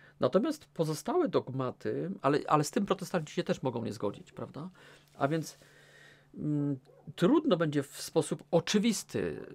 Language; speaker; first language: Polish; native; Polish